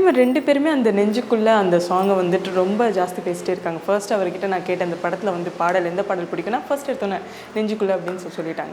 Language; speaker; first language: Tamil; native; Tamil